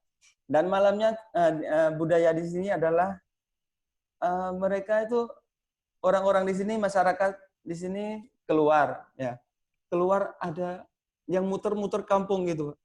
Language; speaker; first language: Indonesian; non-native, fluent; Thai